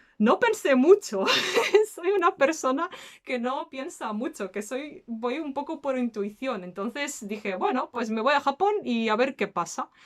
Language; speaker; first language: Spanish; early bilingual, other home language; Russian